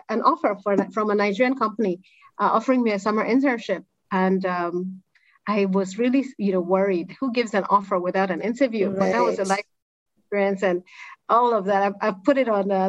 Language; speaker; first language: English; non-native, local second language; Igbo